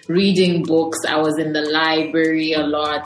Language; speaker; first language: English; non-native, local second language; Bemba